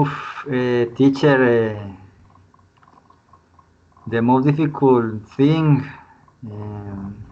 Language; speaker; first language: English; non-native, learner; Spanish